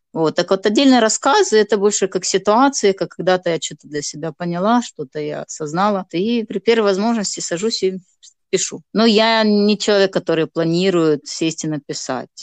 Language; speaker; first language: Russian; non-native, local second language; Gagauz